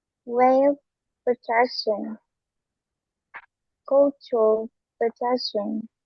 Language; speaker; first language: English; non-native, learner; Vietnamese